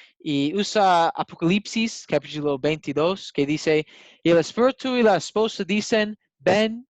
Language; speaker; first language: Spanish; non-native, learner; English